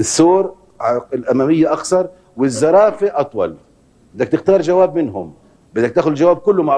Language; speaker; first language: Arabic; native; Arabic